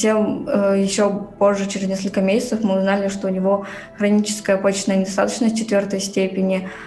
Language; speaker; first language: Russian; native; Russian